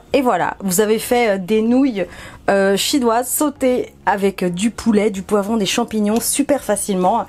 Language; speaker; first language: French; native; French